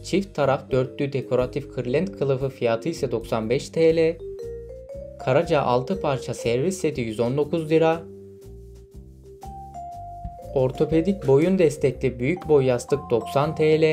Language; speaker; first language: Turkish; native; Turkish